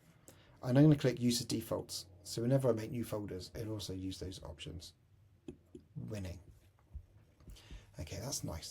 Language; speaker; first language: English; native; English